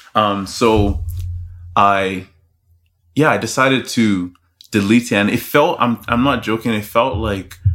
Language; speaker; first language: English; non-native, local second language; Yoruba